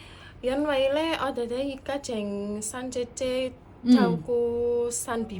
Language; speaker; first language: Chinese; non-native, learner; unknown